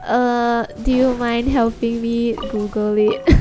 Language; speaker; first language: English; native; English